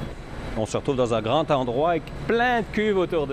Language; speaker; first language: French; native; French